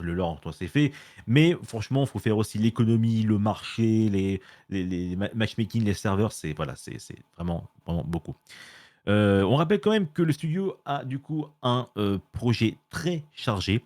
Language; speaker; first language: French; native; French